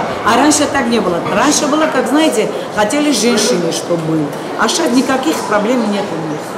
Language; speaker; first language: Russian; non-native, learner; Georgian